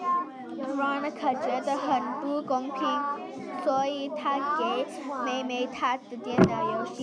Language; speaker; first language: Chinese; non-native, learner; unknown